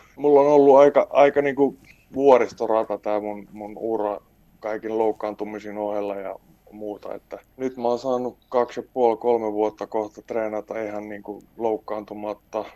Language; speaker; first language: Finnish; non-native, local second language; Swedish